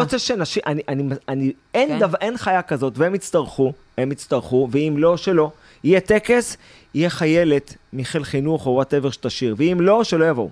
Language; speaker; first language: Hebrew; native; Hebrew